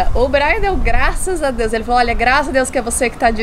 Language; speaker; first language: Portuguese; native; Portuguese